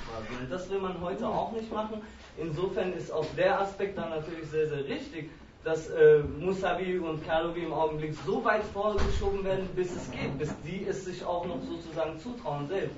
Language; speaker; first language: German; native; German